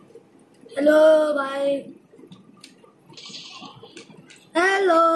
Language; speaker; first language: English; non-native, learner; Hindi